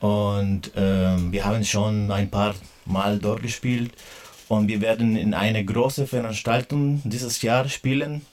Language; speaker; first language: German; non-native, fluent; Spanish